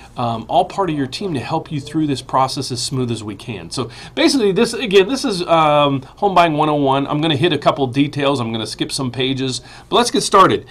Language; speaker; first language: English; native; English